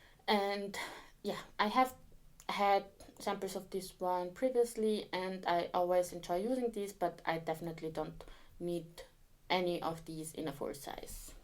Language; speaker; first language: English; non-native, fluent; German